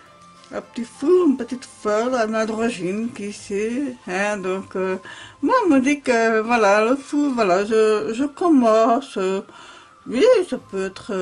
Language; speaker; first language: French; native; French